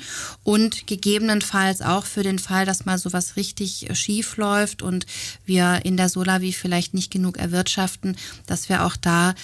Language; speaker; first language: German; native; German